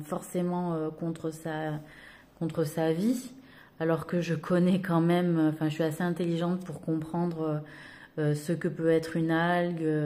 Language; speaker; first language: French; native; French